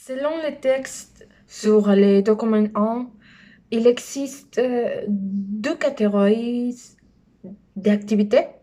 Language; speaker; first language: French; non-native, learner; Spanish